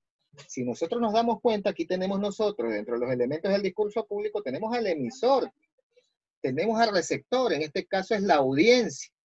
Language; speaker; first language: Spanish; native; Spanish